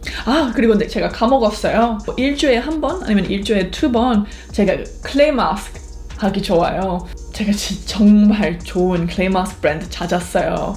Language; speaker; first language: Korean; non-native, fluent; English